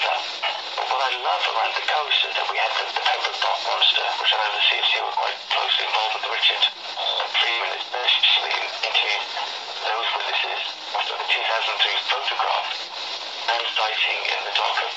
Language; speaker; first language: English; native; English